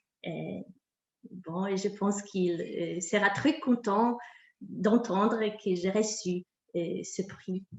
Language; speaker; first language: French; non-native, fluent; Polish